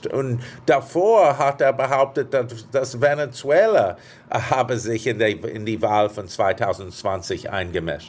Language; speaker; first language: German; non-native, fluent; English